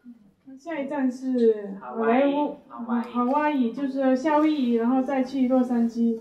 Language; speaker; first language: Chinese; native; Chinese